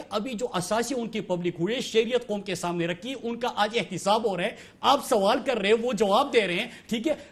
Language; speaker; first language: Urdu; non-native, local second language; Pashto